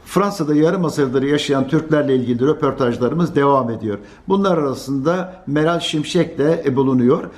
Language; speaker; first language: Turkish; native; Turkish